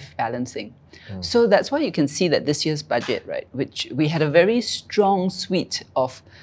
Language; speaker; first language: English; native; English